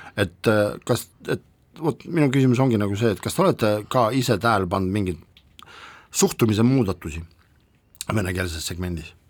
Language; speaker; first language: Estonian; non-native, local second language; Russian